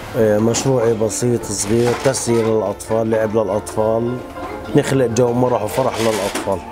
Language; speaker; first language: Arabic; native; Arabic